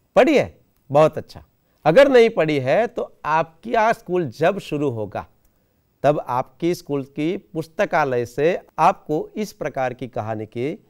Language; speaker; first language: Hindi; non-native, local second language; Gujarati